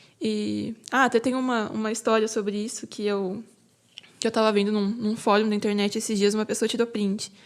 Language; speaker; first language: Portuguese; native; Portuguese